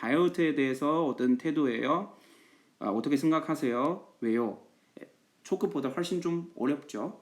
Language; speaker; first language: Korean; non-native, fluent; Chinese